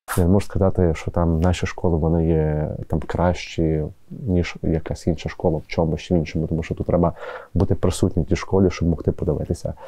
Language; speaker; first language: Ukrainian; native; Ukrainian